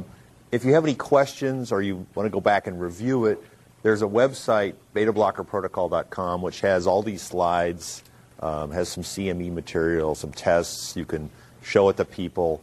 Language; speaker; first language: English; native; English